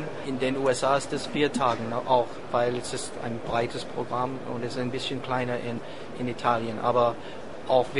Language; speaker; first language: German; non-native, learner; English